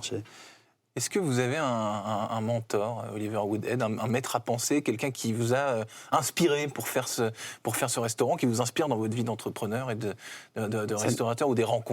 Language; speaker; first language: French; native; French